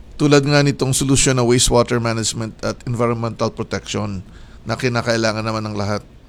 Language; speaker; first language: Filipino; native; Filipino